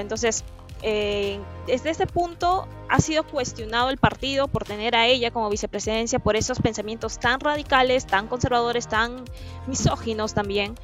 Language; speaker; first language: Spanish; native; Spanish